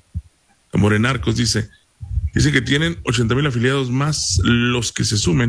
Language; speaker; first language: Spanish; native; Spanish